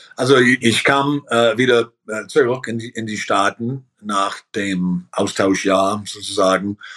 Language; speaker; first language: German; early bilingual, heritage; German